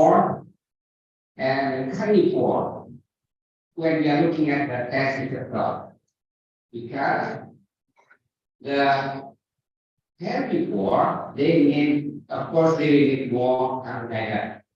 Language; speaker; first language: English; non-native, fluent; Indonesian